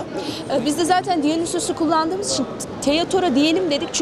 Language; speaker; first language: Turkish; native; Turkish